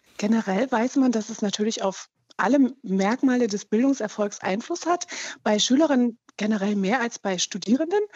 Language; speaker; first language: German; native; German